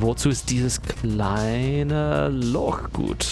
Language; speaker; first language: German; non-native, fluent; English